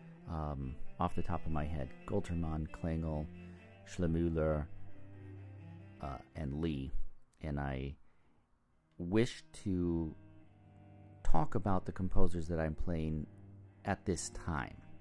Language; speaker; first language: English; native; English